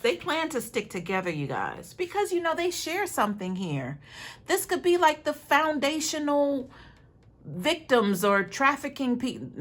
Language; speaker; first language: English; native; English